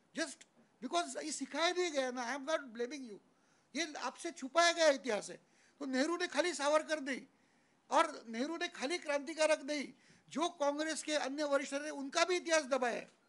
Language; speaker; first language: Hindi; non-native, local second language; Marathi